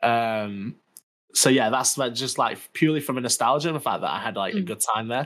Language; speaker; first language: English; native; English